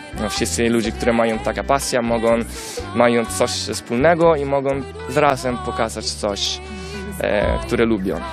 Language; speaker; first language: Polish; non-native, learner; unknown